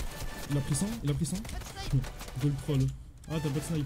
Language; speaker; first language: French; native; French